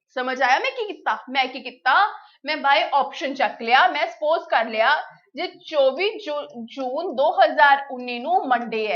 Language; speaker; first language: Hindi; non-native, local second language; Punjabi